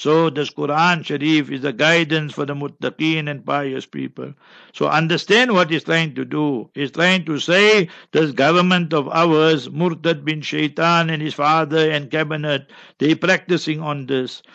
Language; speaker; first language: English; native; English